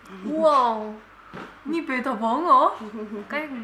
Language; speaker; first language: Indonesian; non-native, learner; Korean